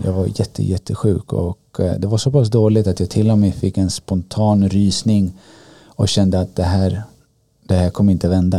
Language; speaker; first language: Swedish; early bilingual, other home language; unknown